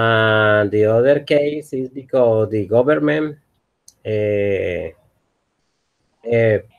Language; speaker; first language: English; non-native, learner; Spanish